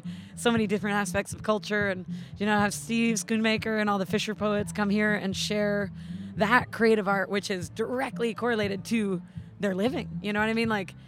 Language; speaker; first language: English; native; English